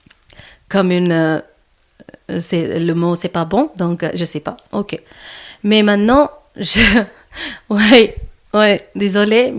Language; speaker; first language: French; non-native, learner; Malayalam